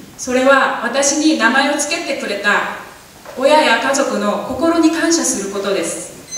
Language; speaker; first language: Japanese; non-native, fluent; Korean